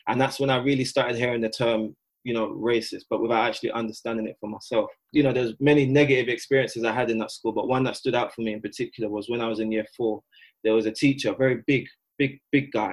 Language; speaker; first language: English; native; English